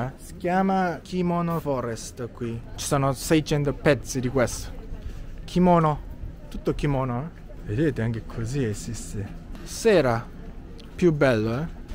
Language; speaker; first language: Italian; non-native, learner; Japanese